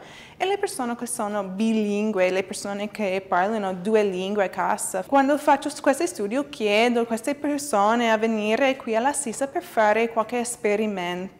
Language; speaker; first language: Italian; non-native, learner; English